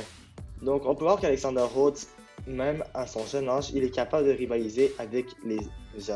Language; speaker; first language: French; native; French